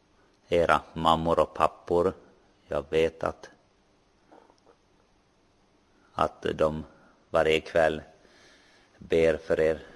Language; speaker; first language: Swedish; non-native, local second language; Finnish